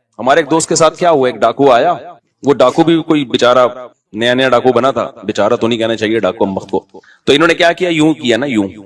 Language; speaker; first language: Urdu; native; Urdu